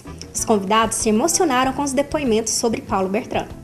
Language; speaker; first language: Portuguese; native; Portuguese